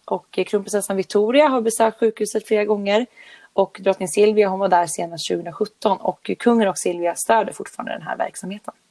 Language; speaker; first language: Swedish; native; Swedish